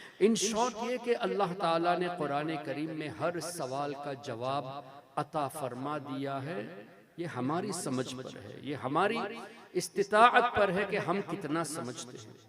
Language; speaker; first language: Urdu; non-native, fluent; Tamil